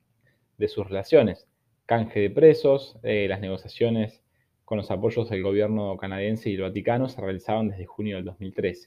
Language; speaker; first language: Spanish; native; Spanish